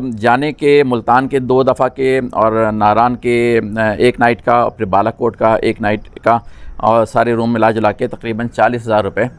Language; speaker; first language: Urdu; native; Urdu